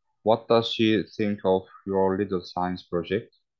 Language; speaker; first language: English; non-native, learner; Turkish